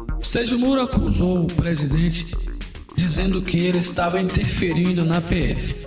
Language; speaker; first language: Portuguese; native; Portuguese